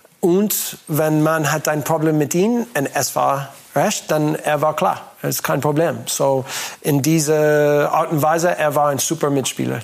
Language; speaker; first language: German; non-native, learner; English